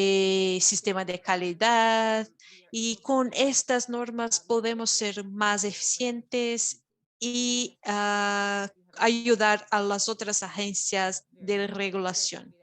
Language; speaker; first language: Spanish; non-native, fluent; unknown